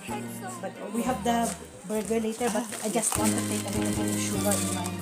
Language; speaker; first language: English; non-native, local second language; Filipino